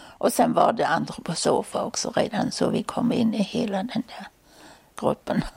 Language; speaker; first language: Swedish; non-native, fluent; German